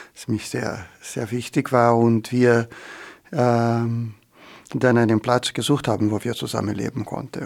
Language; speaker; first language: German; non-native, fluent; Portuguese